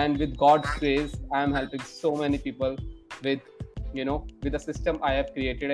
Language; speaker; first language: English; non-native, local second language; Hindi